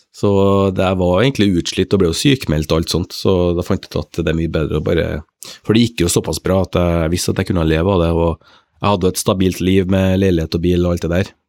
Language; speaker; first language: Norwegian; native; Norwegian